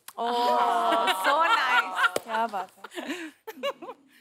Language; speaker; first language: Hindi; native; Hindi